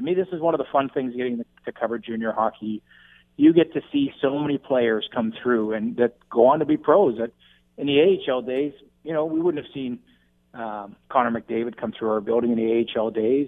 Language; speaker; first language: English; native; English